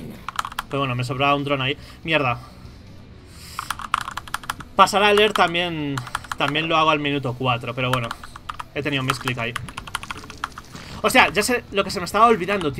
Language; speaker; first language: Spanish; native; Spanish